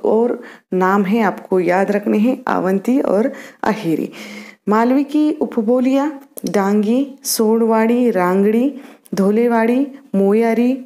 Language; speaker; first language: Hindi; non-native, local second language; Marathi